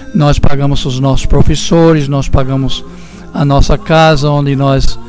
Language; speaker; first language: Portuguese; non-native, fluent; English